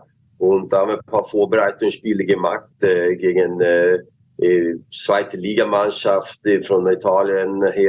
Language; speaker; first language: German; non-native, learner; Swedish